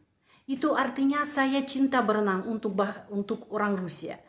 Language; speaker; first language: Indonesian; non-native, fluent; Russian